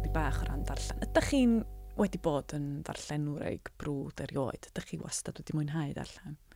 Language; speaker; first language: Welsh; native; Welsh